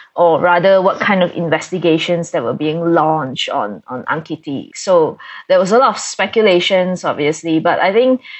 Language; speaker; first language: English; non-native, local second language; Cantonese